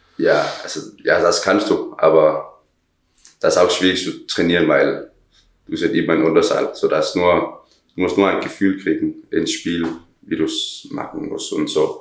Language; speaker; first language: German; non-native, learner; Danish